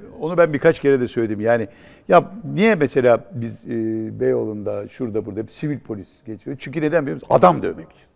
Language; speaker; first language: Turkish; native; Turkish